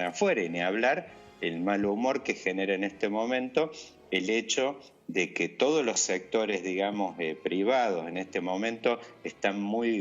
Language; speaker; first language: Spanish; native; Spanish